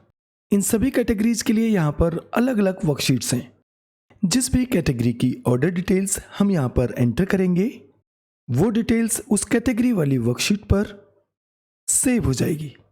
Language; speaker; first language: Hindi; native; Hindi